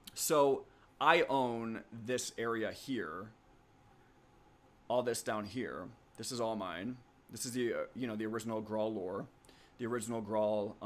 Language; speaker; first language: English; native; English